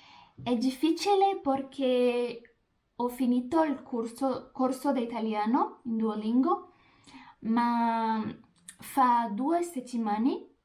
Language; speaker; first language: Italian; non-native, learner; Portuguese